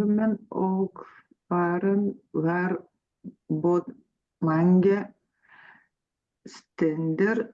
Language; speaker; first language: Norwegian; non-native, learner; Lithuanian